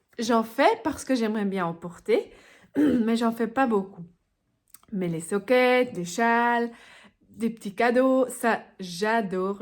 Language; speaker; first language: French; non-native, local second language; Swiss German